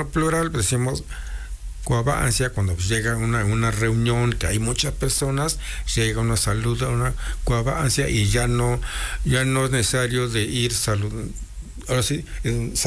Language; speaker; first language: Spanish; non-native, local second language; Mixtepec Mixtec